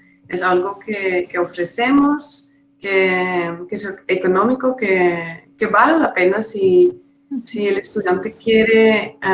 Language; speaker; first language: Spanish; non-native, fluent; Dutch